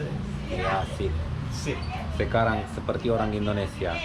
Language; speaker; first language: Indonesian; non-native, learner; Romanian